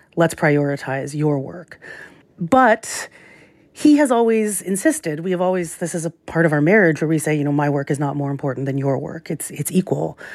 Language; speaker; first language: English; native; English